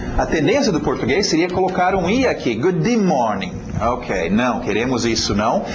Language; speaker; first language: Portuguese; non-native, fluent; English